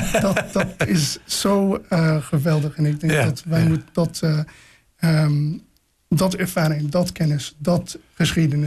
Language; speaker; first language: Dutch; non-native, fluent; English